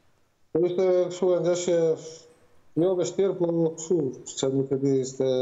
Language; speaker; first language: Albanian; non-native, learner; Croatian